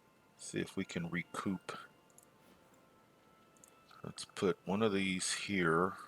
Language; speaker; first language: English; native; English